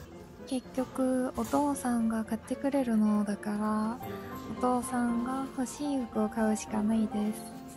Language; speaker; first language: Japanese; non-native, fluent; Korean